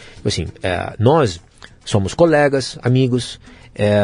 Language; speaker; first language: Portuguese; non-native, fluent; Italian